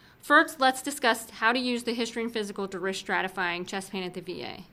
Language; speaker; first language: English; native; English